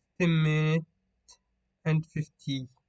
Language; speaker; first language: English; non-native, learner; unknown